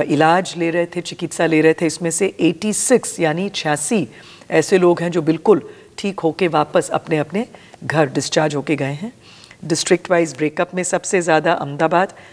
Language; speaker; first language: Hindi; non-native, local second language; Gujarati